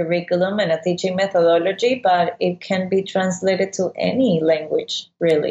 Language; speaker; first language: English; non-native, fluent; Spanish